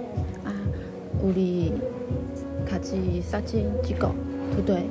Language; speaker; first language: Korean; non-native, learner; Chinese